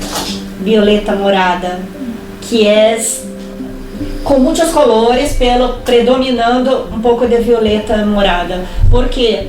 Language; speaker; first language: Spanish; non-native, fluent; Portuguese